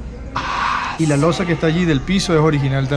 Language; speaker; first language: Spanish; native; Spanish